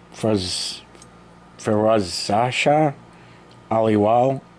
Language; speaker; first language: English; native; English